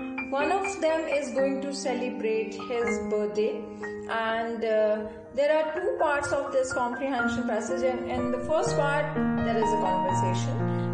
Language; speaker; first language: English; non-native, local second language; Punjabi